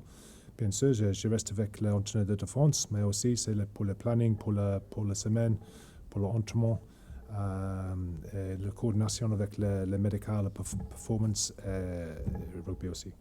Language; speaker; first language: French; non-native, learner; English